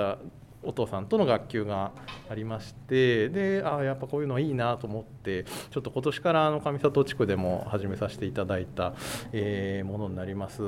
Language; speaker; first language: Japanese; native; Japanese